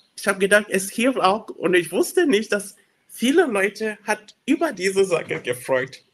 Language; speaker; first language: German; non-native, learner; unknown